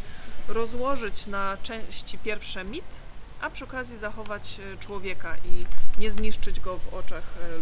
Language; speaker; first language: Polish; native; Polish